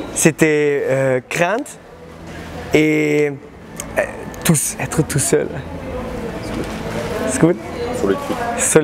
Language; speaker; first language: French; non-native, learner; German